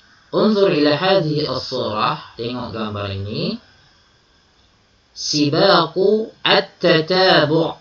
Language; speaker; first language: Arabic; non-native, fluent; Malay